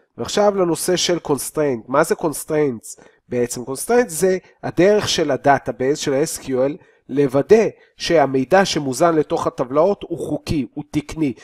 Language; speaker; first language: Hebrew; native; Hebrew